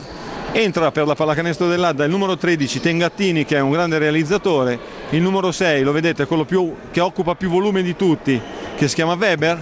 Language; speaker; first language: Italian; native; Italian